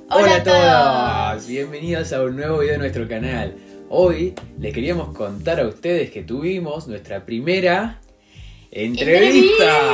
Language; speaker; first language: Spanish; native; Spanish